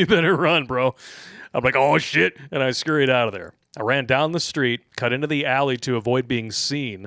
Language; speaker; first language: English; native; English